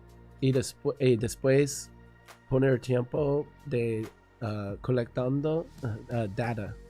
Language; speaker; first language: Spanish; non-native, learner; English